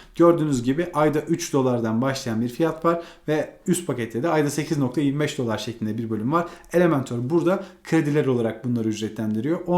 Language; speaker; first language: Turkish; native; Turkish